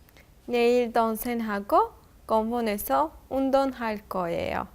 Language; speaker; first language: Korean; non-native, learner; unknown